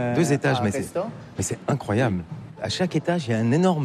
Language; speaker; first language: French; native; French